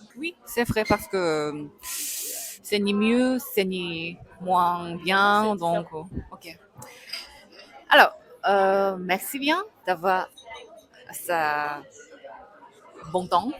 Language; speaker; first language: French; non-native, learner; Korean